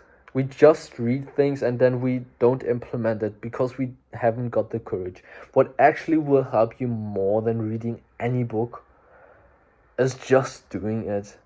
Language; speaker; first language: English; non-native, fluent; German